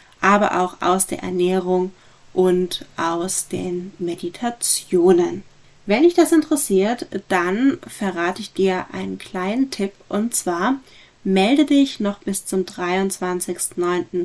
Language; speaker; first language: German; native; German